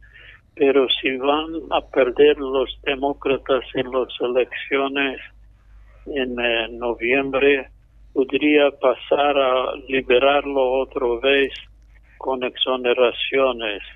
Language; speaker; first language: Spanish; non-native, fluent; English